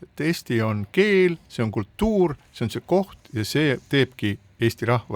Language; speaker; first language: Estonian; native; Estonian